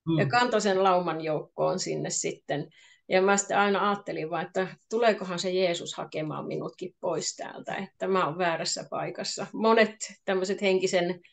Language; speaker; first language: Finnish; native; Finnish